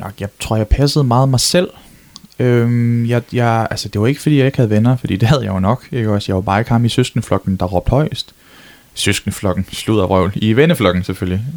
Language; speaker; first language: Danish; native; Danish